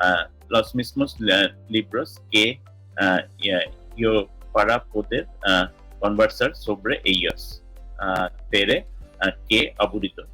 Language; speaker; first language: Spanish; non-native, learner; English